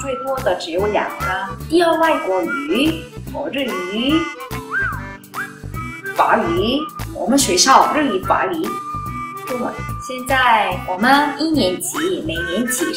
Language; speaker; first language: Chinese; non-native, learner; Korean